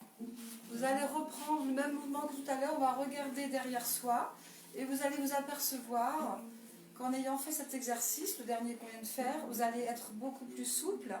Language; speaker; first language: French; native; French